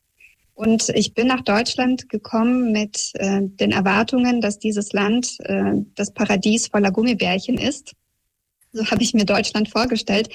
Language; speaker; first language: German; early bilingual, other home language; Russian